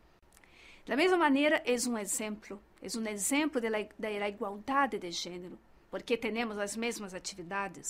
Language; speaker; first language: Spanish; non-native, learner; Portuguese